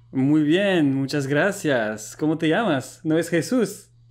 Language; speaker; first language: Spanish; non-native, fluent; French